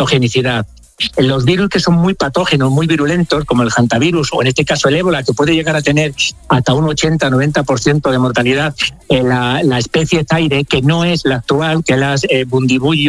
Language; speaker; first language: Spanish; native; Spanish